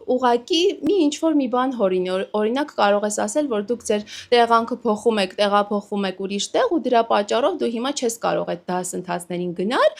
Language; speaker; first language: Armenian; native; Armenian